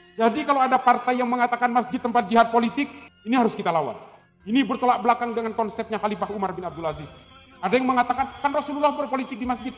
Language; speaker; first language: Indonesian; non-native, local second language; Madurese